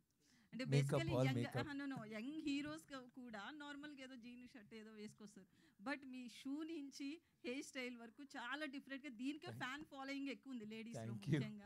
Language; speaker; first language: Telugu; native; Telugu